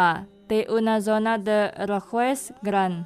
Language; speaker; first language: Catalan; non-native, learner; Indonesian